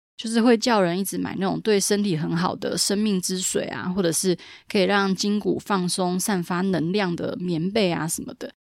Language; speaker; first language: Chinese; native; Chinese